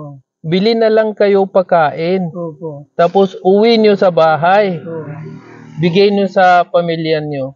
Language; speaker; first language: Filipino; non-native, learner; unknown